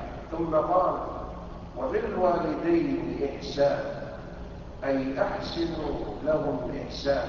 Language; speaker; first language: Arabic; native; Arabic